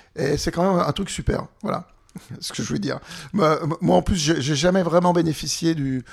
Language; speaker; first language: French; native; French